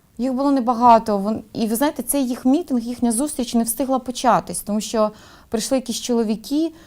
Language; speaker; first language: Ukrainian; non-native, local second language; Russian